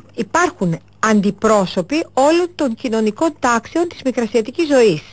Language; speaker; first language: Greek; early bilingual, other home language; Turkish